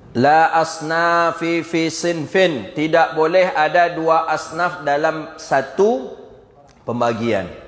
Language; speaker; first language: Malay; non-native, local second language; Minangkabau